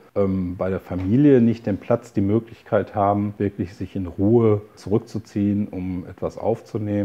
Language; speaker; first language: German; native; German